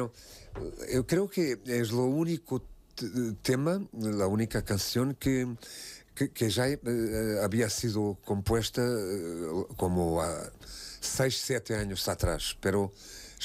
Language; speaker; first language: Spanish; non-native, fluent; Portuguese